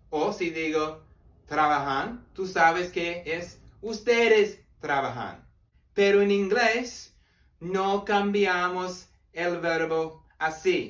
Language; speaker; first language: Spanish; non-native, learner; English